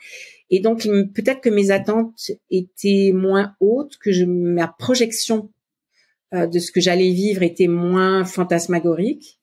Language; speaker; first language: French; native; French